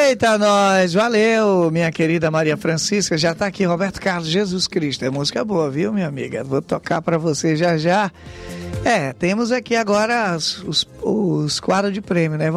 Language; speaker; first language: Portuguese; native; Portuguese